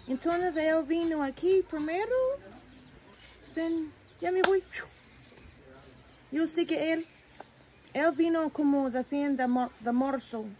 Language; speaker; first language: Spanish; non-native, learner; English